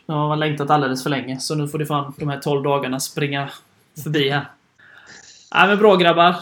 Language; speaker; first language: Swedish; native; Swedish